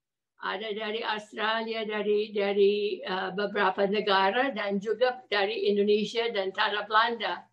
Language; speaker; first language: Indonesian; non-native, fluent; English